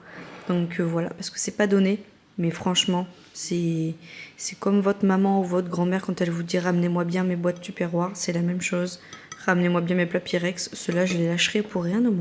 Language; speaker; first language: French; native; French